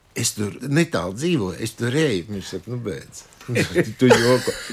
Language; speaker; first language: Latvian; native; Latvian